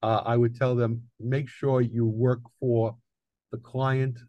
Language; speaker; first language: English; native; English